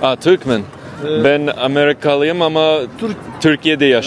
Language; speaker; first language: Turkish; non-native, learner; English